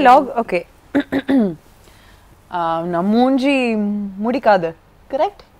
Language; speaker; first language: Tamil; non-native, learner; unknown